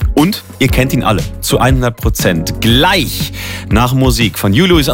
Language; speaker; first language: German; native; German